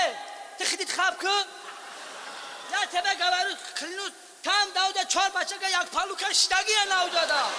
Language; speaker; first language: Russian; non-native, learner; Tajik